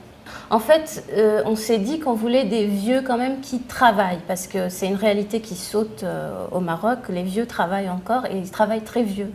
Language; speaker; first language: French; non-native, local second language; Arabic